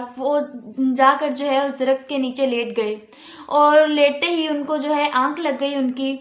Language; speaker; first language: Urdu; native; Urdu